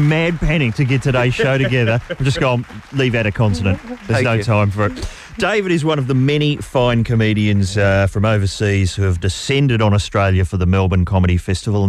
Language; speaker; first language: English; native; English